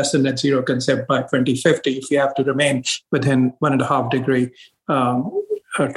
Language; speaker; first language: English; non-native, local second language; Hindi